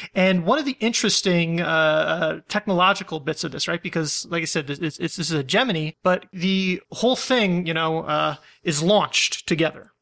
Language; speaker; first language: English; native; English